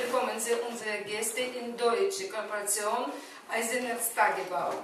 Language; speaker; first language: German; non-native, learner; Ukrainian